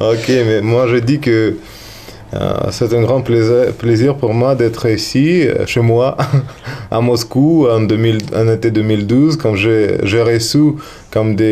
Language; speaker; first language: French; non-native, learner; Russian